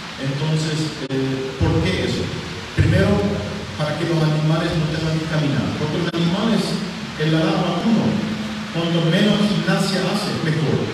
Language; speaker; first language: Spanish; non-native, local second language; German